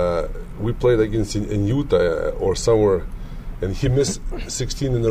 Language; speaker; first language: English; non-native, learner; Lithuanian